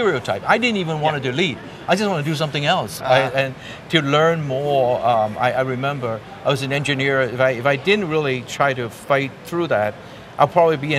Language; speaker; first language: English; non-native, local second language; Cantonese